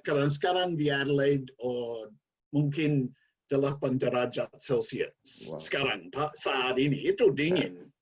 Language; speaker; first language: Indonesian; non-native, learner; English